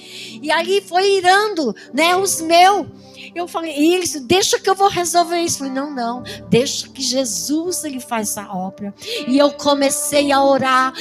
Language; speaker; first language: Portuguese; native; Portuguese